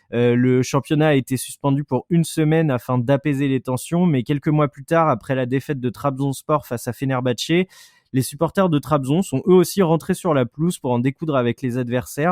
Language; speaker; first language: French; native; French